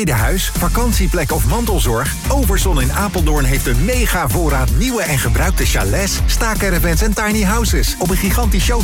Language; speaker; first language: Dutch; native; Dutch